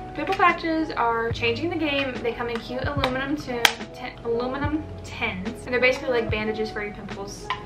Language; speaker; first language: English; native; English